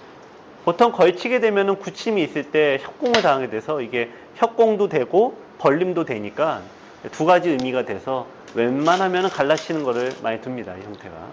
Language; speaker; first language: Korean; native; Korean